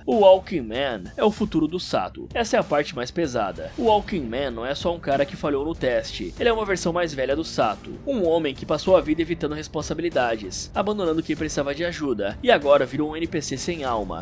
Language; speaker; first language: Portuguese; native; Portuguese